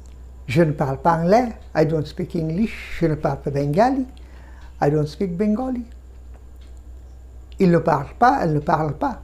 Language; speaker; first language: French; non-native, fluent; Bangla